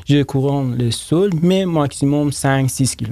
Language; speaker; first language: French; non-native, learner; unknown